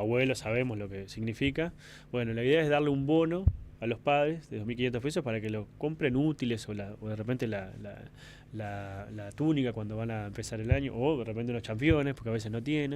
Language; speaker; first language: Spanish; native; Spanish